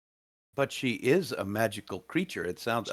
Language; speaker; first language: English; native; English